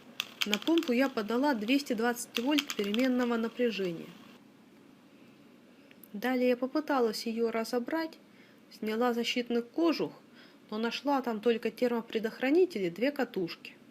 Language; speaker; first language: Russian; native; Russian